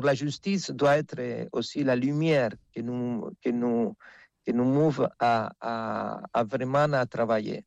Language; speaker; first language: French; non-native, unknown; Spanish